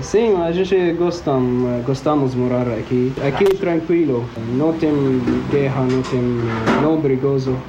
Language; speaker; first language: Portuguese; non-native, learner; Arabic